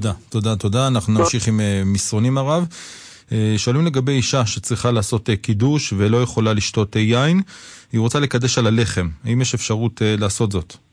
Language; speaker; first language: Hebrew; native; Hebrew